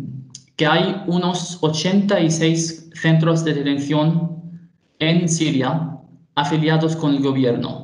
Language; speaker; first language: Spanish; non-native, fluent; Arabic